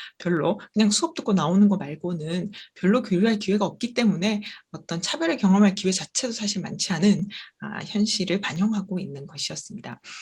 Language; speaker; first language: Korean; native; Korean